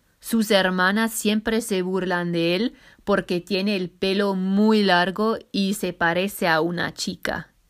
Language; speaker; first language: Spanish; non-native, fluent; German